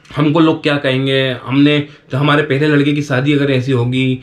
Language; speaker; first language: Hindi; native; Hindi